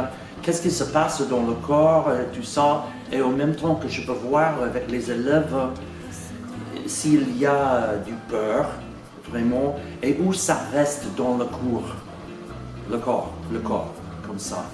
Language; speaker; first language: French; non-native, fluent; English